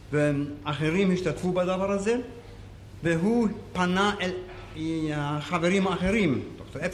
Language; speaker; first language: Hebrew; non-native, fluent; German